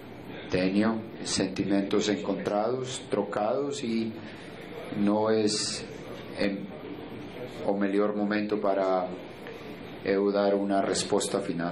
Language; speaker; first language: Portuguese; non-native, fluent; Spanish